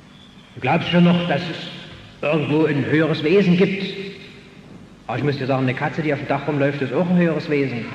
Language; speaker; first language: German; native; German